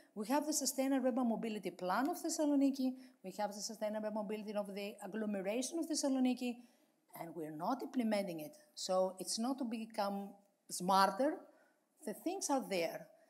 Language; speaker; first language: English; non-native, fluent; Greek